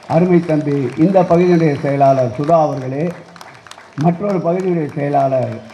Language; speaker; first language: Tamil; native; Tamil